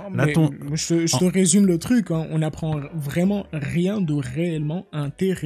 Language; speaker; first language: French; native; French